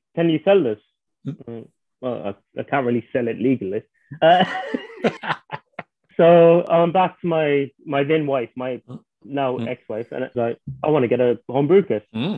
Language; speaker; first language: English; native; English